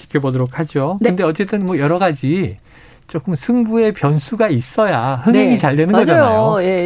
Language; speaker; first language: Korean; native; Korean